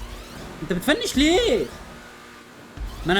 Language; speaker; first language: Arabic; native; Arabic